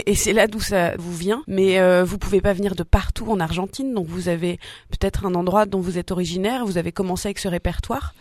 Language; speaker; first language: French; native; French